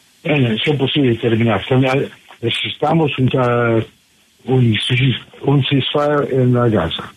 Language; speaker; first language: Spanish; non-native, fluent; English